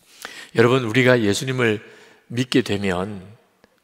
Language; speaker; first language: Korean; native; Korean